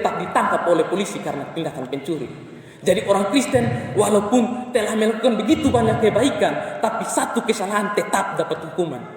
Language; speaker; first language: Indonesian; non-native, local second language; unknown